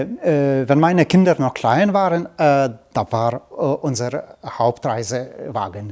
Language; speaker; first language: German; non-native, learner; Lithuanian